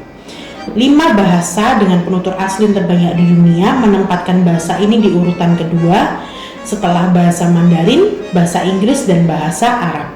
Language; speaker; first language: Indonesian; native; Indonesian